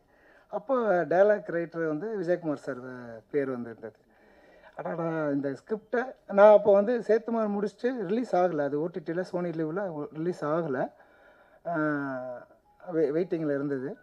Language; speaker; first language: Tamil; native; Tamil